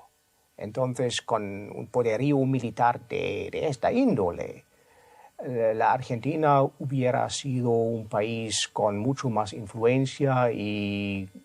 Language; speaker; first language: Spanish; non-native, fluent; German